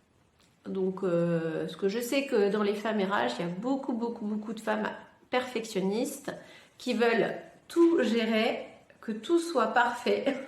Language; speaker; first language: French; native; French